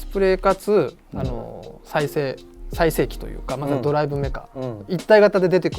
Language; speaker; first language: Japanese; native; Japanese